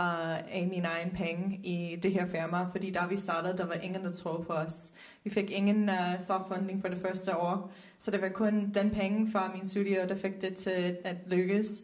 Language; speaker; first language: Danish; non-native, fluent; Dutch